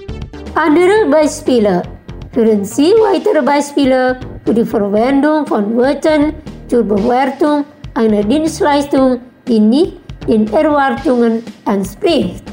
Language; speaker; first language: German; non-native, fluent; Indonesian